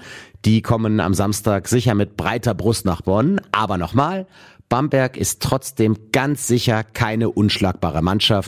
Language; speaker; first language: German; native; German